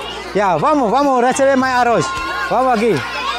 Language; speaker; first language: Portuguese; non-native, learner; Vietnamese